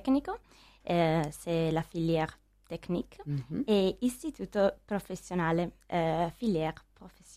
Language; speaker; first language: French; non-native, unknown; Italian